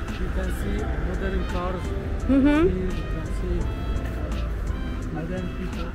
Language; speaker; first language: English; non-native, learner; Turkish